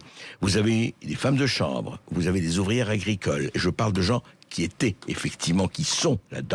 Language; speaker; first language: French; native; French